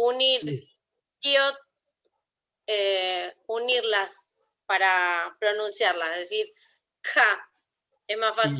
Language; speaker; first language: Spanish; non-native, learner; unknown